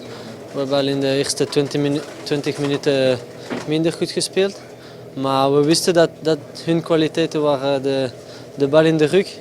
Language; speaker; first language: Dutch; non-native, local second language; French